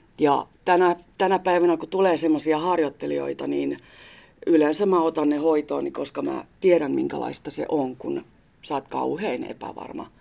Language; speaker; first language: Finnish; native; Finnish